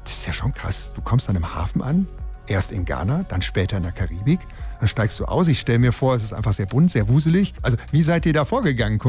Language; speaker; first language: German; native; German